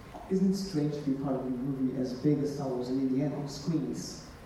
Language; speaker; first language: English; non-native, fluent; French